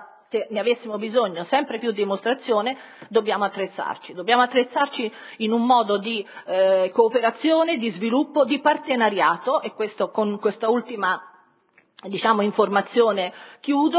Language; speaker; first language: Italian; native; Italian